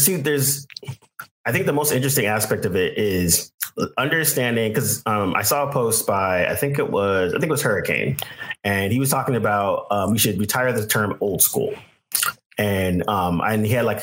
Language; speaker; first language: English; native; English